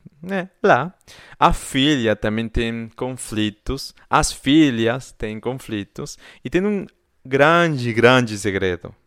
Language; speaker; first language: Portuguese; non-native, fluent; Spanish